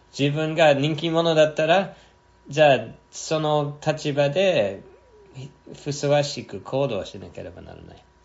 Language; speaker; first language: Japanese; non-native, fluent; English